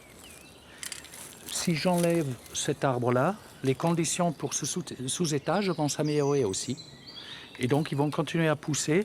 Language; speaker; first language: French; native; French